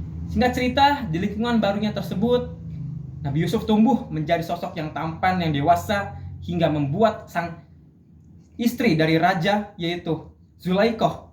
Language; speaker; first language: Indonesian; native; Indonesian